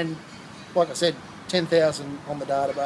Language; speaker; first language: English; native; English